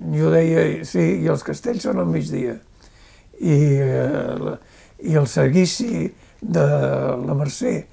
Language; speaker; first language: Catalan; native; Catalan